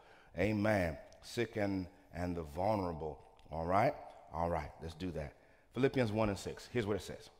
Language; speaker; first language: English; native; English